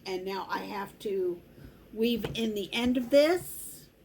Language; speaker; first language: English; native; English